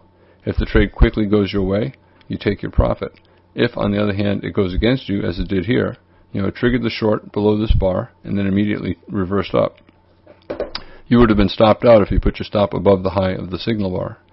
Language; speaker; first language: English; native; English